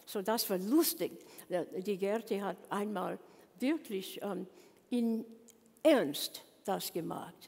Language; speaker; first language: German; non-native, learner; English